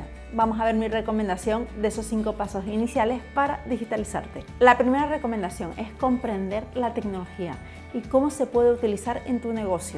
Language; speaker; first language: Spanish; native; Spanish